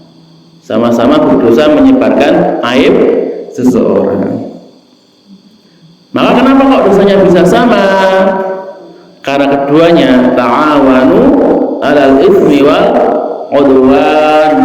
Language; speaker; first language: Indonesian; non-native, local second language; Javanese